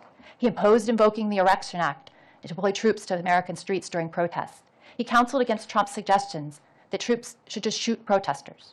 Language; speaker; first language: English; native; English